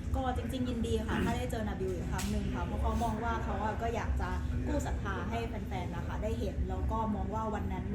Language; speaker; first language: Thai; native; Thai